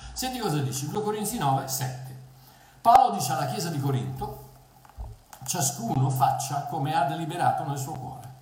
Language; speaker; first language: Italian; early bilingual, heritage; Italian